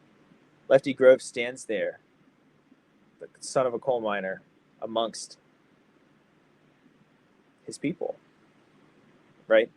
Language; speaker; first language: English; native; English